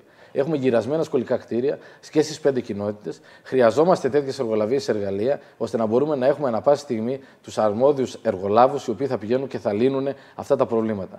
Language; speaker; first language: Greek; native; Greek